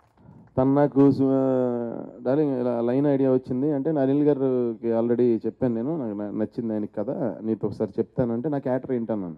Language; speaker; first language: Telugu; native; Telugu